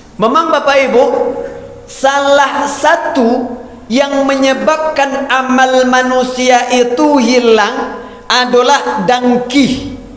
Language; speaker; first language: Malay; non-native, local second language; Minangkabau